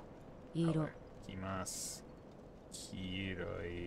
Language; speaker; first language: Japanese; non-native, learner; English